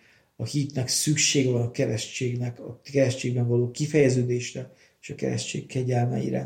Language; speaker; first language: Hungarian; native; Hungarian